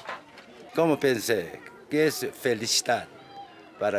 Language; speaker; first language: Spanish; non-native, learner; Korean